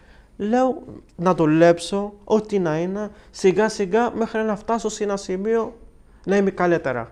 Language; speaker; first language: Greek; non-native, fluent; Arabic